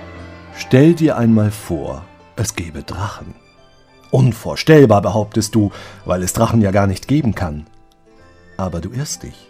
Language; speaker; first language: German; native; German